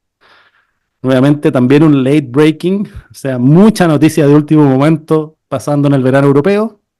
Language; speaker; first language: Spanish; native; Spanish